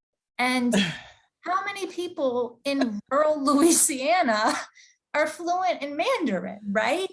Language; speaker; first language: English; native; English